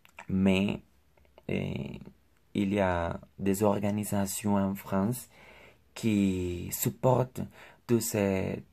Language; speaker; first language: French; non-native, learner; Spanish